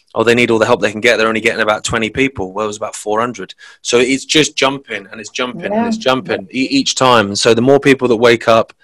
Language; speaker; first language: English; native; English